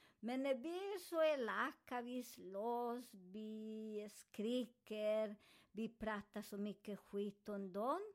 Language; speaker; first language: Swedish; non-native, fluent; Spanish